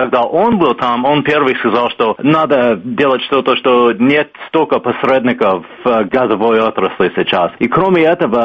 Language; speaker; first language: Russian; non-native, fluent; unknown